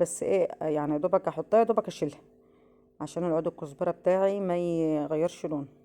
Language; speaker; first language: Arabic; native; Arabic